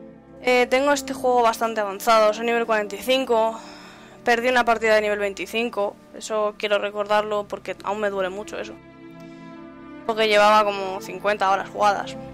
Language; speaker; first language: Spanish; native; Spanish